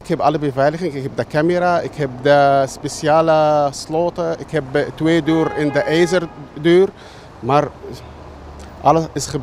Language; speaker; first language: Dutch; non-native, learner; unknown